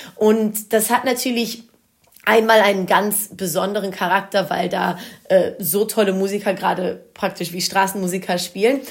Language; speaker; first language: German; non-native, local second language; Greek